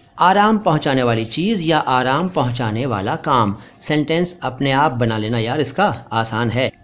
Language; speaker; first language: Hindi; native; Hindi